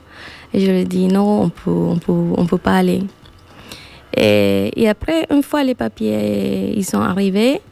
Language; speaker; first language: French; non-native, fluent; Spanish